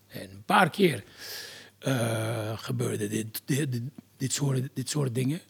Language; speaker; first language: Dutch; non-native, fluent; Arabic